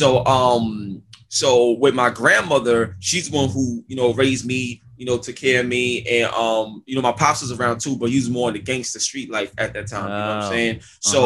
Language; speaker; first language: English; native; English